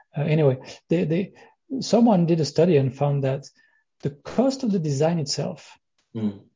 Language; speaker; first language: English; non-native, fluent; French